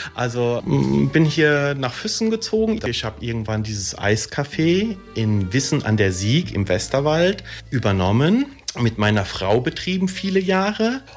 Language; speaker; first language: German; early bilingual, other home language; Italian